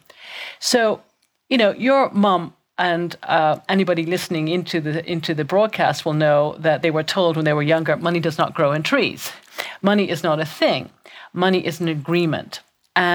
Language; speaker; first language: English; native; English